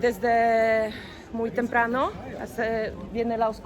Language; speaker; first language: Spanish; non-native, fluent; Polish